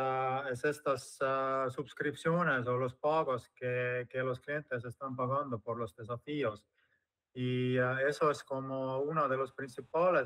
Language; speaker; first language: Spanish; non-native, fluent; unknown